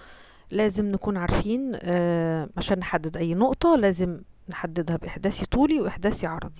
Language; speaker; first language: Arabic; native; Arabic